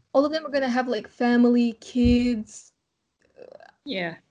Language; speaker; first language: English; non-native, fluent; Kazakh